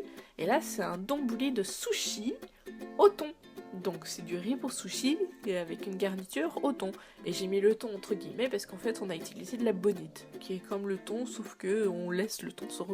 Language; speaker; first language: French; native; French